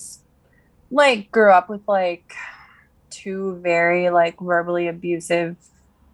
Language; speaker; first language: English; native; English